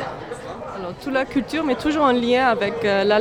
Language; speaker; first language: French; non-native, fluent; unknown